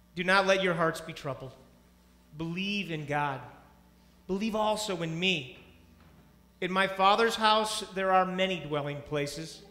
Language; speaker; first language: English; native; English